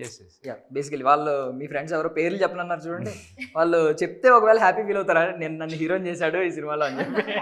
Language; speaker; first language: Telugu; native; Telugu